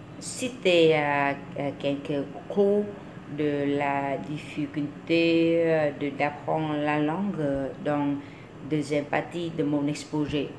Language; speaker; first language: French; non-native, learner; Vietnamese